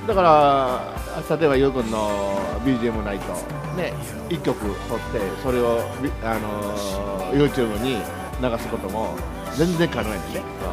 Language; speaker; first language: Japanese; native; Japanese